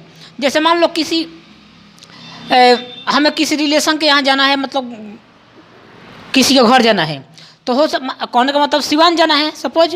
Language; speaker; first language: Hindi; non-native, local second language; Bhojpuri